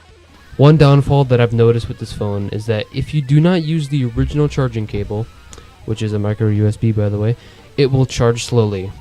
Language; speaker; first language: English; native; English